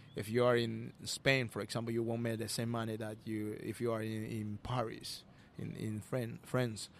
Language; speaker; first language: English; non-native, learner; Spanish